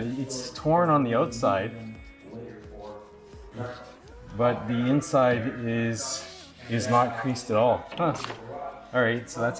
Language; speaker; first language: English; native; English